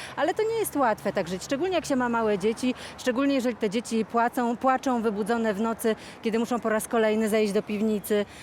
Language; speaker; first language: Polish; native; Polish